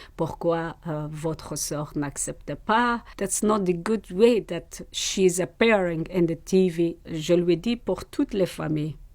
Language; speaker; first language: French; non-native, learner; Persian